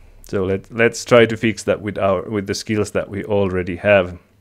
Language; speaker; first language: English; non-native, fluent; Finnish